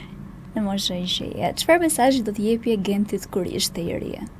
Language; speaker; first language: Albanian; native; Albanian